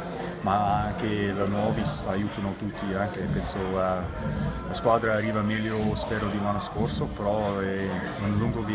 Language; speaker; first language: Italian; non-native, learner; English